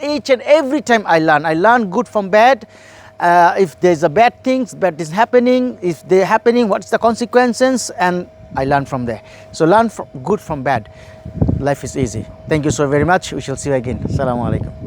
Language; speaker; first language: English; non-native, local second language; Bangla